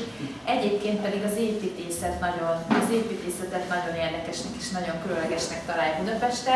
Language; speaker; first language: Hungarian; native; Hungarian